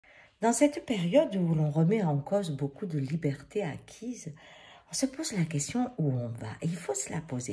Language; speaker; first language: French; native; French